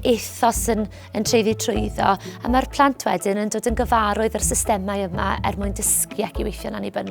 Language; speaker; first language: Welsh; native; Welsh